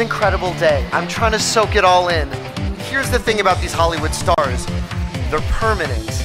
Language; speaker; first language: English; native; English